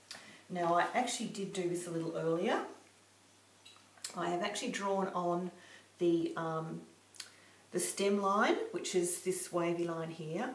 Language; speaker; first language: English; native; English